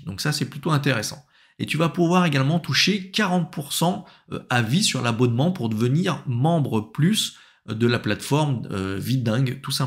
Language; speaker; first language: French; native; French